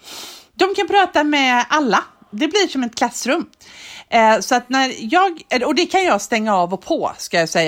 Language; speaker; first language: Swedish; native; Swedish